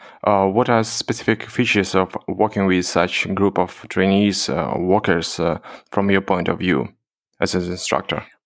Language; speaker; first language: English; non-native, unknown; Russian